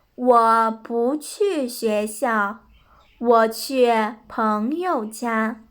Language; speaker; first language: Chinese; non-native, fluent; Kyrgyz